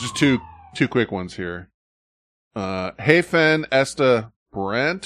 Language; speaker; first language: English; native; English